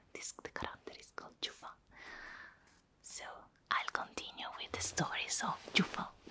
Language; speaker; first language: English; non-native, fluent; Italian